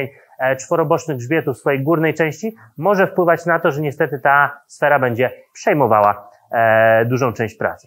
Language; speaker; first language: Polish; native; Polish